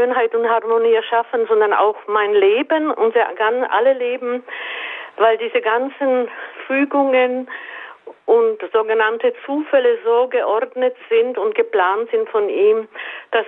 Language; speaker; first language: German; native; German